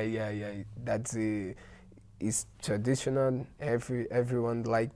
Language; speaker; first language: English; non-native, learner; Portuguese